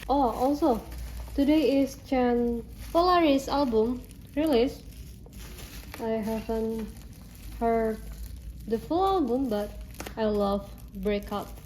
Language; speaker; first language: English; non-native, learner; Indonesian